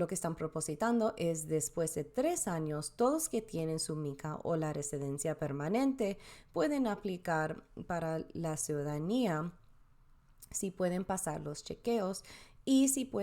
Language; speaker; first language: Spanish; early bilingual, heritage; Spanish